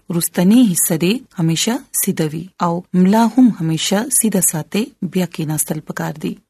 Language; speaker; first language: Pashto; non-native, local second language; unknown